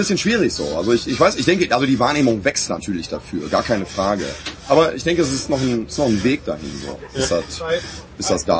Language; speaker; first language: German; native; German